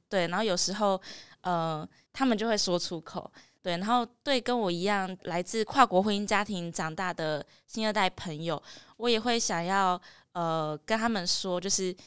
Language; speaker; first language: Chinese; native; Chinese